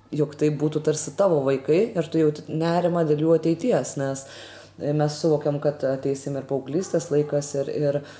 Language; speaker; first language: Lithuanian; native; Lithuanian